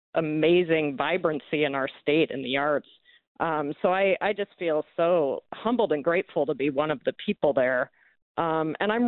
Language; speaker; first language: English; native; English